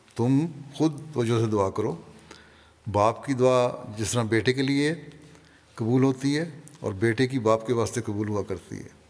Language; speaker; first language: Urdu; native; Urdu